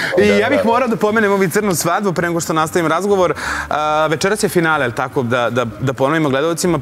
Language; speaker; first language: Serbian; native; Serbian